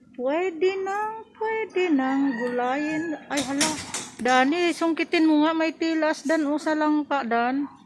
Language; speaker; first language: Filipino; native; Filipino